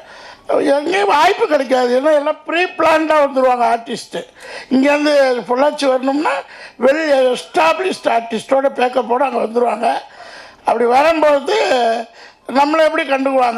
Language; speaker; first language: Tamil; native; Tamil